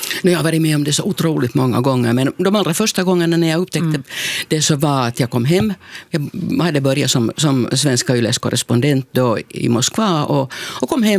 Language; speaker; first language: Swedish; native; Swedish